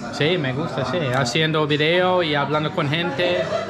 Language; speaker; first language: Spanish; non-native, learner; English